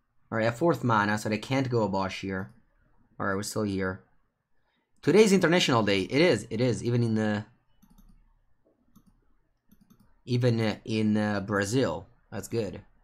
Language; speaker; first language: English; non-native, fluent; Italian